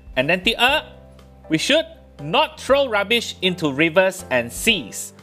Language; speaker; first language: English; non-native, local second language; Chinese